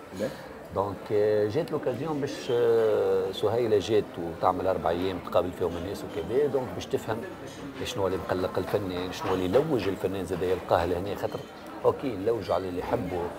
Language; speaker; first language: Arabic; native; Arabic